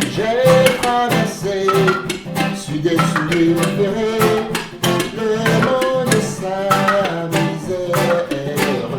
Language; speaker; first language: French; non-native, local second language; Dyula